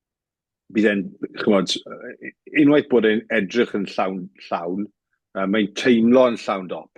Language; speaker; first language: Welsh; native; Welsh